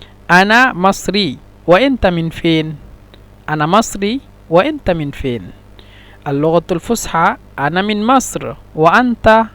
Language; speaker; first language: Arabic; non-native, fluent; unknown